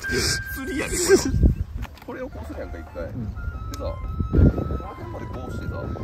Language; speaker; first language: Japanese; native; Japanese